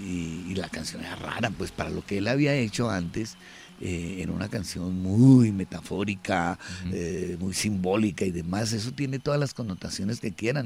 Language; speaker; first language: Spanish; native; Spanish